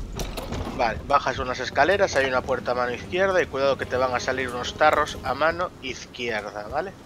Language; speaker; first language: Spanish; native; Spanish